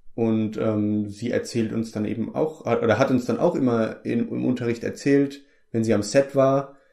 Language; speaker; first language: German; native; German